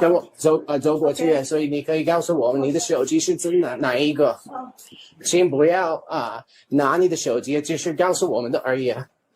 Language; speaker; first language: Chinese; non-native, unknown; English